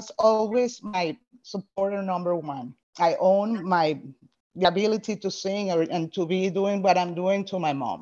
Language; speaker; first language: English; non-native, fluent; Spanish